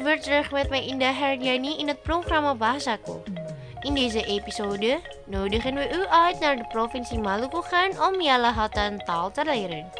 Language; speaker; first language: Dutch; non-native, learner; Indonesian